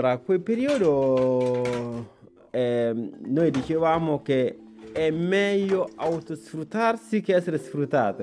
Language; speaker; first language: Italian; non-native, fluent; Bambara